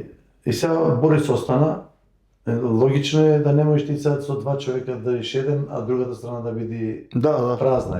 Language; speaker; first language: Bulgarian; non-native, learner; Macedonian